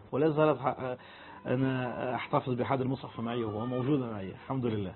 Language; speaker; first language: Arabic; non-native, fluent; Portuguese